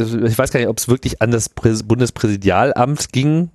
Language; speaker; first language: German; native; German